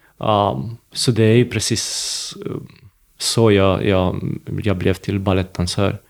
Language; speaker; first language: Swedish; non-native, fluent; Romanian